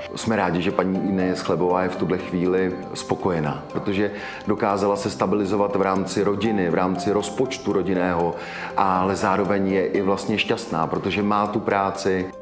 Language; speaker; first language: Czech; native; Czech